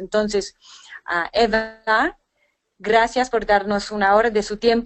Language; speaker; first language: Spanish; non-native, fluent; English